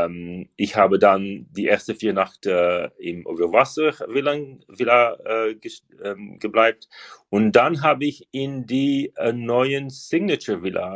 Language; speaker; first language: German; non-native, learner; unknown